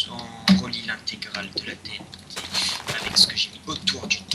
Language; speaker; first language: French; native; French